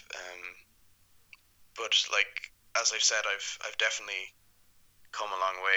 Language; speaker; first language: English; native; English